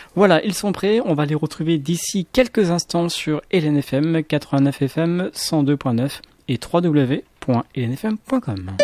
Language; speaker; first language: French; native; French